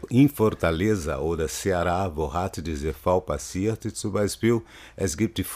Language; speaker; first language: German; non-native, fluent; Portuguese